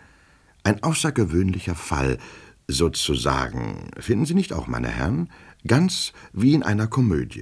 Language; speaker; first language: German; native; German